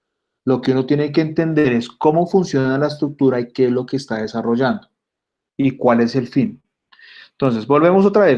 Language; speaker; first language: Spanish; native; Spanish